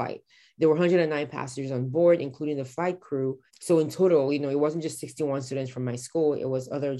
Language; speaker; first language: English; non-native, local second language; Igbo